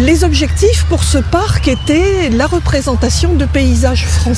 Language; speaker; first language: French; native; French